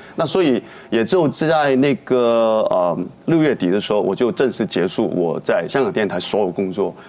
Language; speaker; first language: Chinese; non-native, local second language; Cantonese